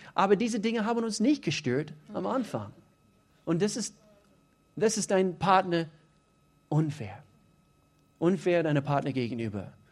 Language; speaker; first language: German; non-native, fluent; English